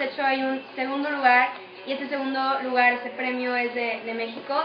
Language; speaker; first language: Spanish; native; Spanish